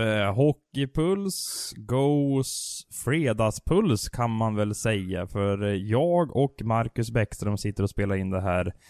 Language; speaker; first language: Swedish; native; Swedish